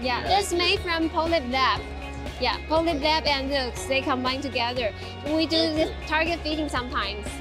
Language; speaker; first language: English; non-native, learner; Chinese